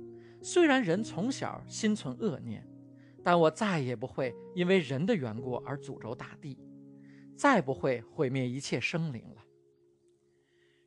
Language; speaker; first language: Chinese; native; Chinese